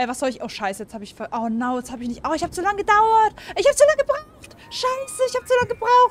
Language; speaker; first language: German; native; German